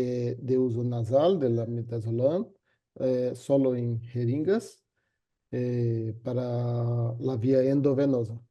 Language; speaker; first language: Spanish; non-native, fluent; Portuguese